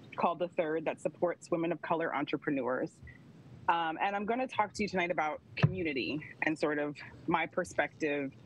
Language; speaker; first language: English; native; English